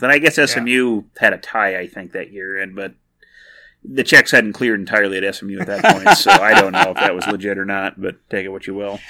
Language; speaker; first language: English; native; English